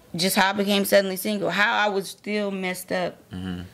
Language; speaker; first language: English; native; English